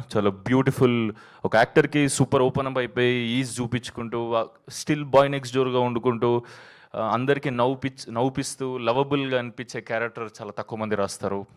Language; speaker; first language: Telugu; native; Telugu